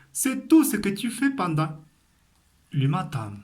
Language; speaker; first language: French; non-native, fluent; Spanish